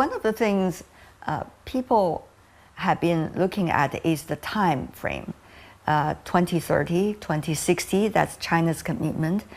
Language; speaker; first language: English; non-native, fluent; Chinese